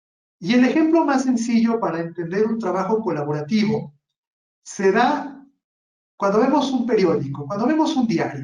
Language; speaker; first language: Spanish; native; Spanish